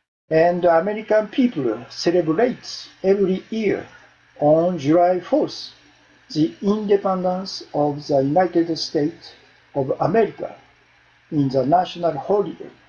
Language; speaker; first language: English; non-native, learner; Japanese